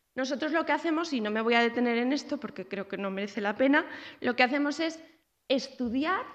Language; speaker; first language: Spanish; native; Spanish